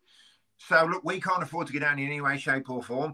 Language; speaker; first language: English; native; English